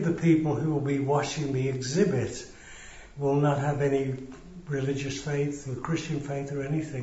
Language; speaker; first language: English; native; English